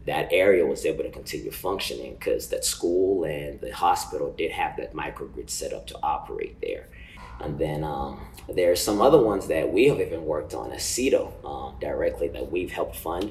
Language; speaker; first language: English; non-native, local second language; Ganda